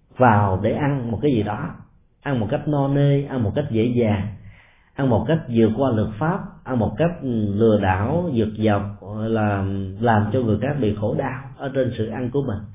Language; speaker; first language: Vietnamese; native; Vietnamese